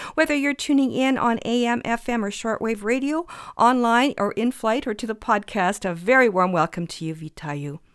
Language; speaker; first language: English; early bilingual, other home language; Ukrainian